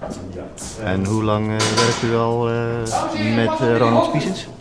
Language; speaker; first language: Dutch; native; Dutch